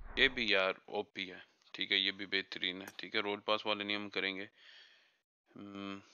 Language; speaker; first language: Urdu; non-native, local second language; Punjabi